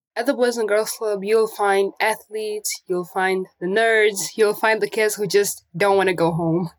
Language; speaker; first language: English; non-native, local second language; Portuguese